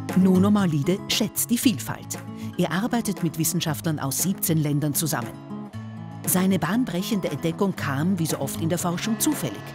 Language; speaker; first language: German; native; German